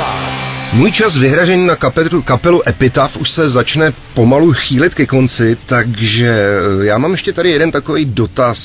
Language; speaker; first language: Czech; native; Czech